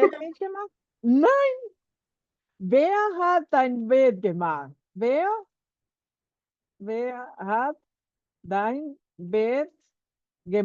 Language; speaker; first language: German; non-native, fluent; Spanish